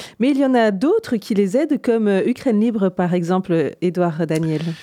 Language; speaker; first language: French; native; French